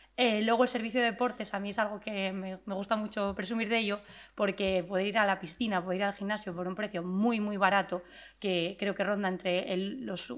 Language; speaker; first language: Spanish; native; Spanish